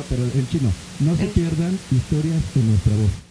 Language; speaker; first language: Spanish; native; Spanish